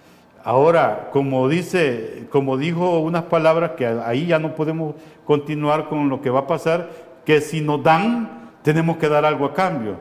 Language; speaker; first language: Spanish; native; Spanish